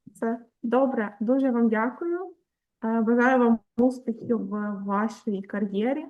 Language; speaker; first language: Ukrainian; native; Ukrainian